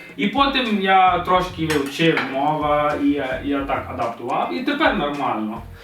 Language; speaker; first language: Ukrainian; non-native, learner; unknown